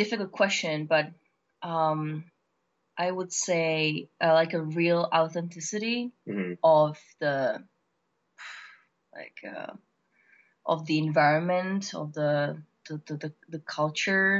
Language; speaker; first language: English; non-native, fluent; Czech